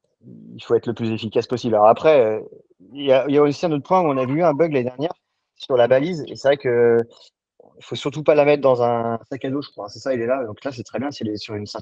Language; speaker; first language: French; native; French